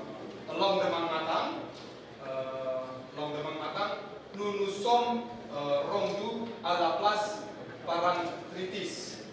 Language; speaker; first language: French; non-native, learner; Indonesian